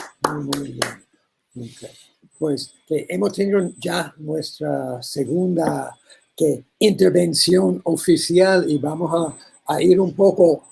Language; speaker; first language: Spanish; non-native, learner; English